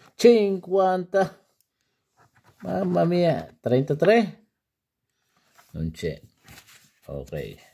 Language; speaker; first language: Italian; non-native, learner; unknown